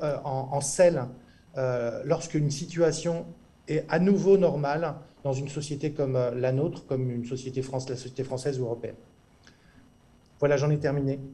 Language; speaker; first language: French; native; French